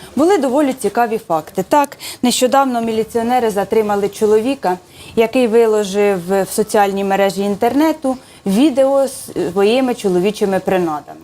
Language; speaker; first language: Ukrainian; native; Ukrainian